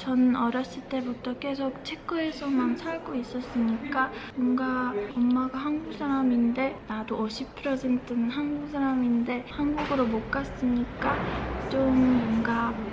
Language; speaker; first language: Korean; early bilingual, heritage; Czech